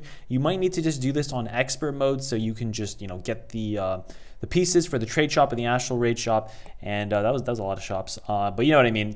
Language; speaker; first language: English; native; English